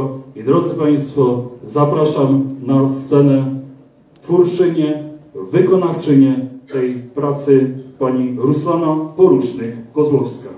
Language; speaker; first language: Polish; native; Polish